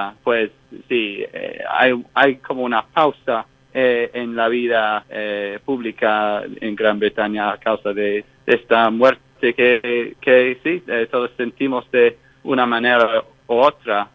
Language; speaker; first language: Spanish; non-native, fluent; English